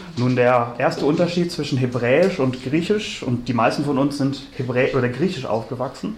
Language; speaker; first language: German; native; German